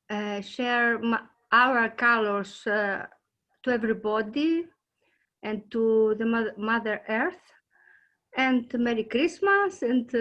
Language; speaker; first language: English; non-native, learner; Greek